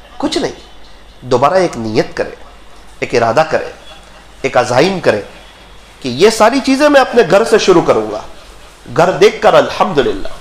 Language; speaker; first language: Urdu; non-native, local second language; Gujarati